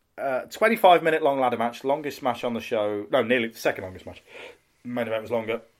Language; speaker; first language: English; native; English